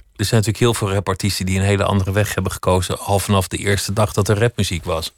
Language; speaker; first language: Dutch; native; Dutch